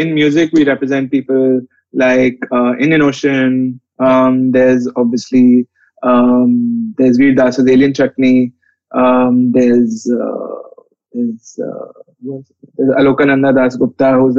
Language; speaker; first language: English; non-native, local second language; Hindi